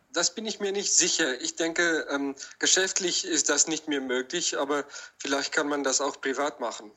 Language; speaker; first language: German; non-native, learner; English